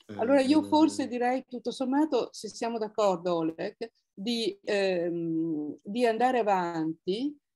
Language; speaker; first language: Italian; native; Italian